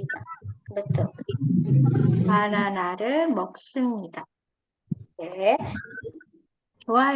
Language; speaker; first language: Korean; non-native, fluent; Indonesian